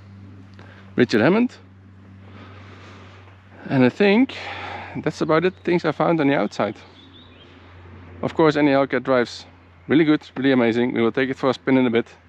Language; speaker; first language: English; non-native, fluent; Dutch